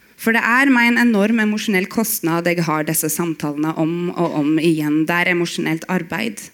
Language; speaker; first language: Norwegian; native; Norwegian